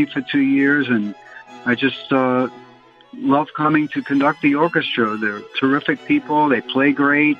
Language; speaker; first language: English; native; English